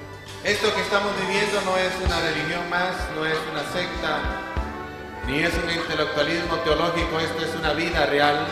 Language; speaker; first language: Spanish; native; Spanish